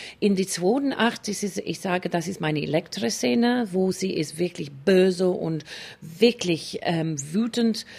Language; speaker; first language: German; non-native, fluent; English